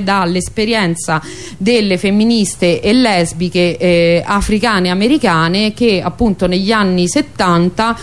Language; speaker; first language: Italian; native; Italian